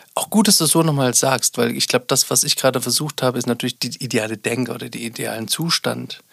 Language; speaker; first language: German; native; German